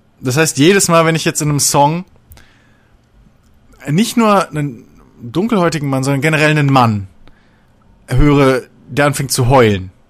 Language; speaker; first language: German; native; German